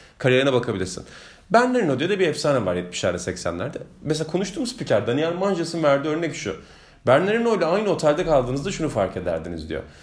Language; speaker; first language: Turkish; native; Turkish